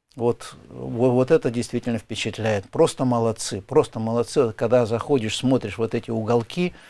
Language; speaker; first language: Russian; native; Russian